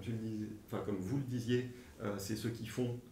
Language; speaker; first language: French; native; French